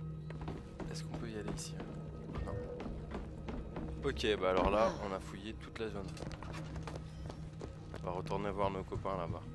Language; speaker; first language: French; native; French